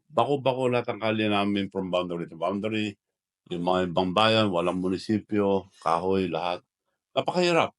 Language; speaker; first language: Filipino; non-native, local second language; Iloko